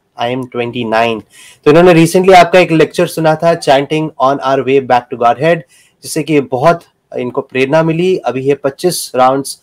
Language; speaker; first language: Hindi; native; Hindi